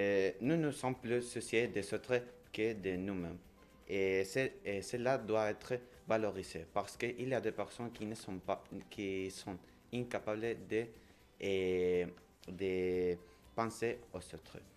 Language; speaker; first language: French; non-native, learner; Spanish